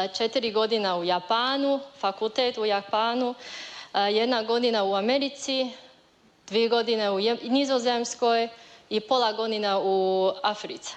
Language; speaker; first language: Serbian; non-native, learner; Chinese